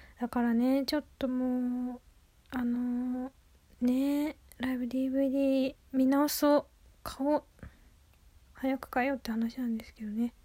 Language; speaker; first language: Japanese; native; Japanese